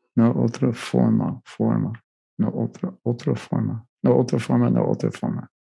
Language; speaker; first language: Spanish; non-native, learner; English